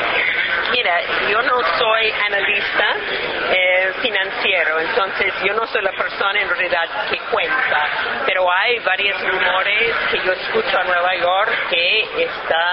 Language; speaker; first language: Spanish; non-native, fluent; English